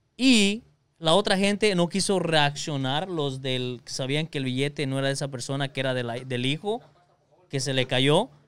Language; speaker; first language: Spanish; early bilingual, other home language; English